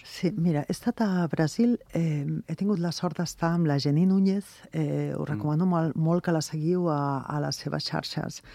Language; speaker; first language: Catalan; non-native, local second language; Spanish